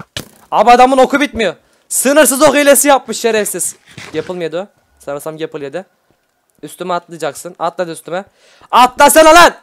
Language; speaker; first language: Turkish; native; Turkish